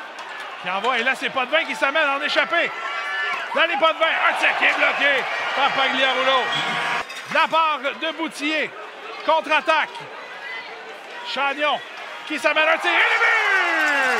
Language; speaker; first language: French; native; French